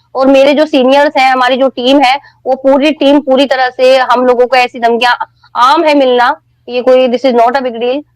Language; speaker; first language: Hindi; native; Hindi